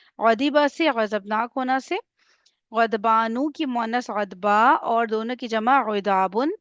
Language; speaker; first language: Urdu; native; Urdu